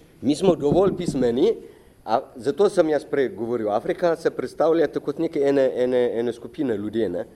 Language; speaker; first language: Slovenian; non-native, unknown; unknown